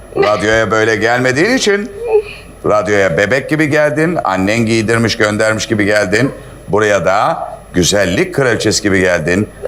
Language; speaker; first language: Turkish; native; Turkish